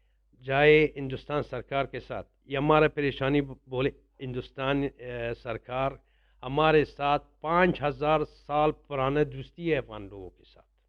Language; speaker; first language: Hindi; non-native, learner; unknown